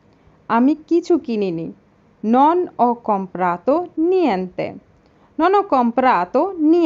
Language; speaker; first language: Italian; non-native, fluent; Bangla